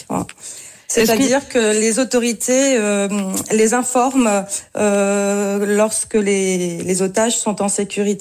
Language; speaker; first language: French; native; French